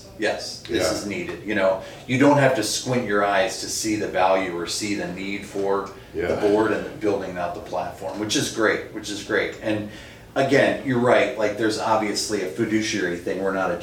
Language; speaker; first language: English; native; English